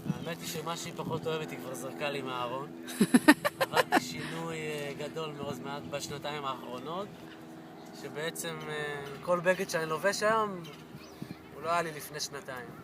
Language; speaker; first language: Hebrew; native; Hebrew